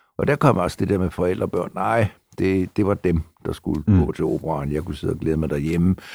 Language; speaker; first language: Danish; native; Danish